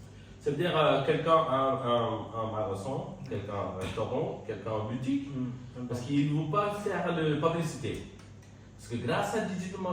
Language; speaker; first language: French; non-native, learner; Tamil